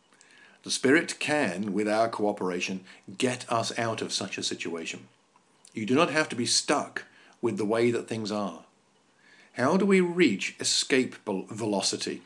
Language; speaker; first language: English; native; English